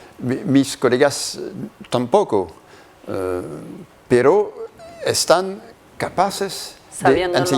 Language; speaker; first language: Spanish; non-native, learner; French